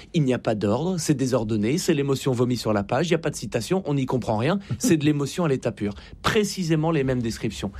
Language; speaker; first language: French; native; French